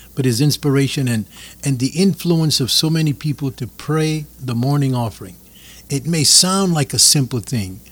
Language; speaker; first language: English; early bilingual, other home language; French